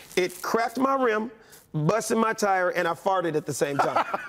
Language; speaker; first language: English; native; English